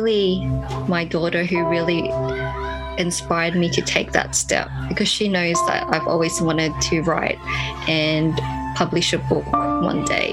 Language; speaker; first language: English; native; English